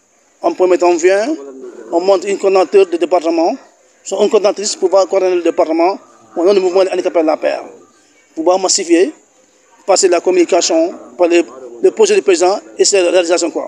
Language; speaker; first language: French; non-native, local second language; Wolof